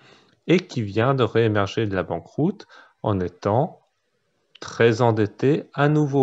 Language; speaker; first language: French; native; French